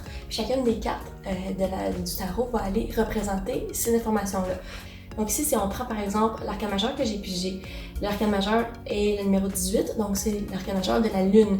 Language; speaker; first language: French; native; French